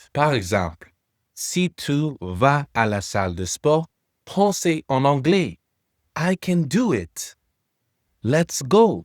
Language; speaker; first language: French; non-native, fluent; English